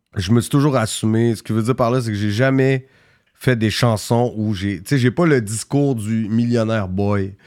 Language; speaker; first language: French; native; French